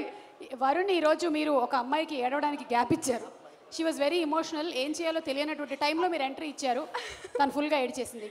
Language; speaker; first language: Telugu; native; Telugu